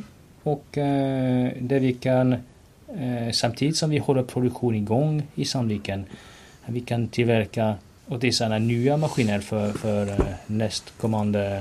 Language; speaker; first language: Swedish; non-native, fluent; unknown